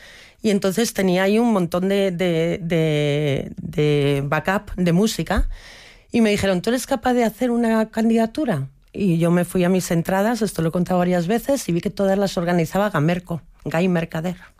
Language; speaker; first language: Spanish; native; Spanish